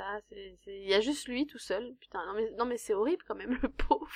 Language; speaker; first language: French; native; French